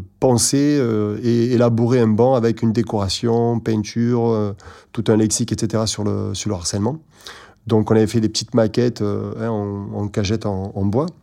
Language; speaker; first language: French; native; French